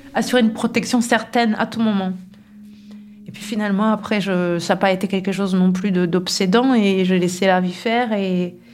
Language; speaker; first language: French; non-native, local second language; Kinyarwanda